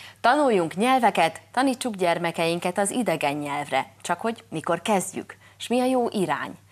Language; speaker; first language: Hungarian; native; Hungarian